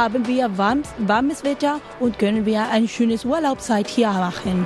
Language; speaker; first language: German; non-native, learner; Spanish